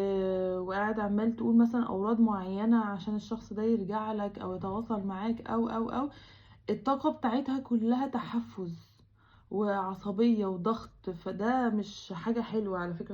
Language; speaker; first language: Arabic; native; Arabic